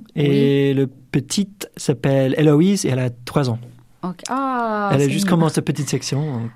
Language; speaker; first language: French; non-native, fluent; English